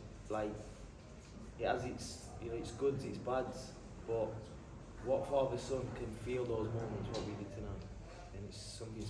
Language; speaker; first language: English; native; English